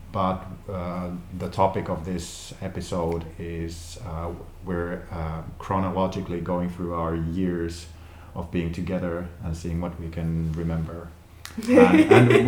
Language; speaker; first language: English; non-native, fluent; Finnish